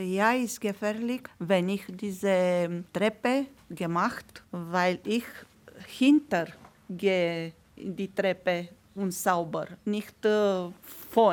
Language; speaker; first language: German; non-native, learner; Romanian